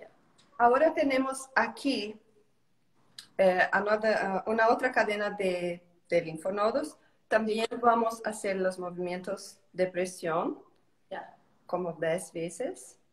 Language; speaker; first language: Spanish; non-native, learner; Portuguese